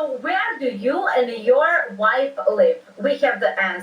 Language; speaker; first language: English; non-native, fluent; Serbian